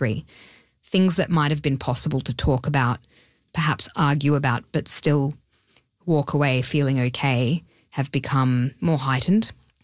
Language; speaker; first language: English; non-native, local second language; Hebrew